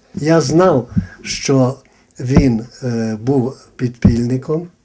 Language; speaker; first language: Ukrainian; native; Ukrainian